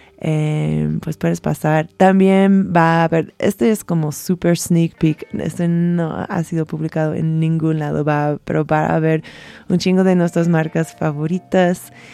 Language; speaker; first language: Spanish; early bilingual, heritage; Spanish